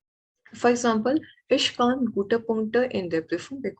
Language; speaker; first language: German; non-native, fluent; Malayalam